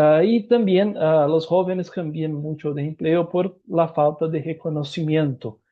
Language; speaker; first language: Spanish; non-native, learner; Portuguese